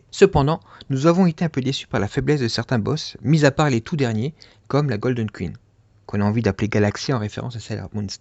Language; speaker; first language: French; native; French